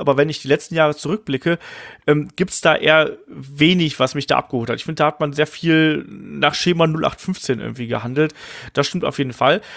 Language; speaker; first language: German; native; German